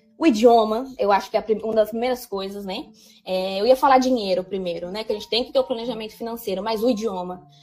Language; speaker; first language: Portuguese; native; Portuguese